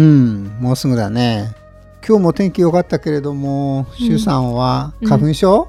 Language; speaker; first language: Japanese; native; Japanese